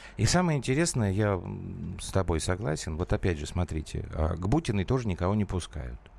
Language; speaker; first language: Russian; native; Russian